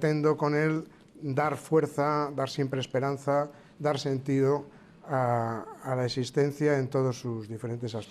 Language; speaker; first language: Spanish; native; Spanish